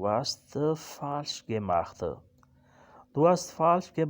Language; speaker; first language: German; non-native, learner; Urdu